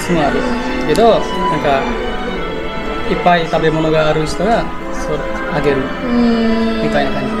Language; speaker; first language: Japanese; non-native, fluent; Indonesian